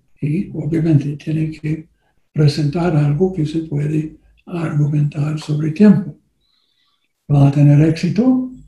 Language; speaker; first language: Spanish; non-native, learner; English